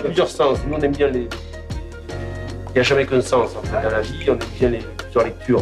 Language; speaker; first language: French; native; French